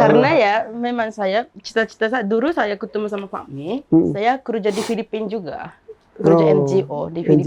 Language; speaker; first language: Indonesian; non-native, fluent; Japanese